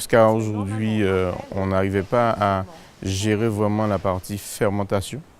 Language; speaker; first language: French; native; French